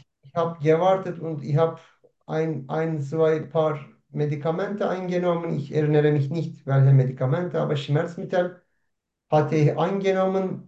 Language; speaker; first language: German; non-native, learner; Turkish